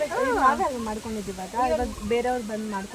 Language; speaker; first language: Kannada; native; Kannada